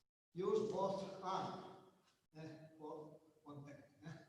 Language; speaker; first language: English; non-native, learner; Italian